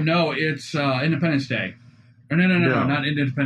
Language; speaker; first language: English; native; English